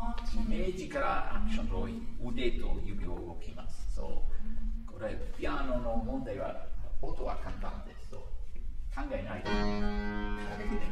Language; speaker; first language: Japanese; non-native, learner; Italian